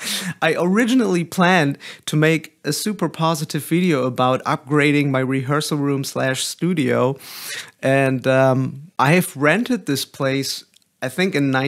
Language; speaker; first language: English; non-native, fluent; German